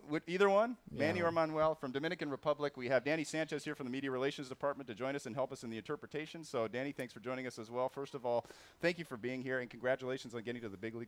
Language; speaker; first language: English; native; English